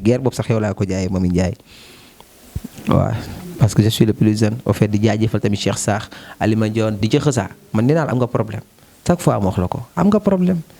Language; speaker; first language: Wolof; native; Wolof